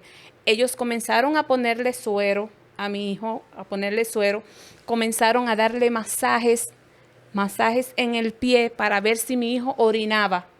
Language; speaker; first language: Spanish; native; Spanish